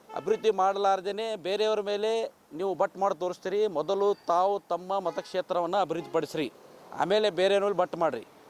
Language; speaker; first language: Kannada; native; Kannada